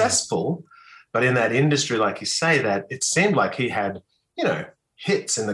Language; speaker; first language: English; native; English